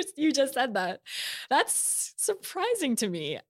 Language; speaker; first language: English; native; English